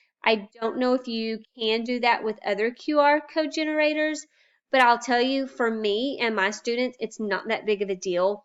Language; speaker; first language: English; native; English